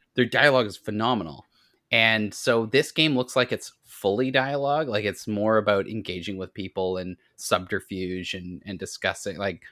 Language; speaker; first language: English; native; English